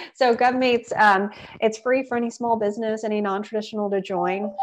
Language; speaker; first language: English; native; English